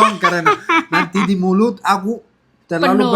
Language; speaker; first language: Indonesian; non-native, learner; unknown